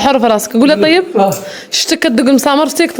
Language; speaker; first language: Arabic; native; Arabic